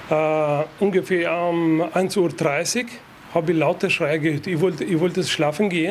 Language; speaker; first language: German; non-native, fluent; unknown